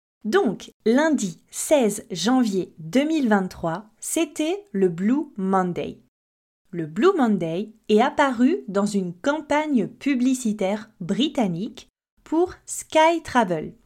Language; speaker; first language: French; native; French